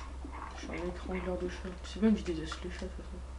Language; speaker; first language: French; native; French